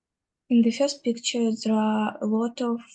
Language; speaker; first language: English; non-native, learner; Russian